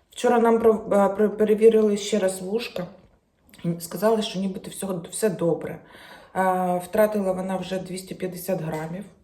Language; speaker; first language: Ukrainian; native; Ukrainian